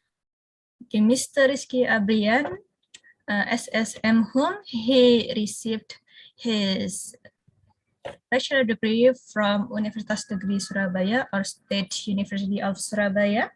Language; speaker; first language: English; non-native, fluent; Indonesian